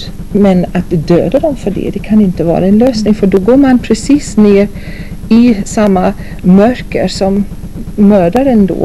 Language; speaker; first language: Swedish; non-native, fluent; English